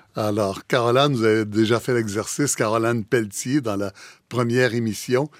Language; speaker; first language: French; native; French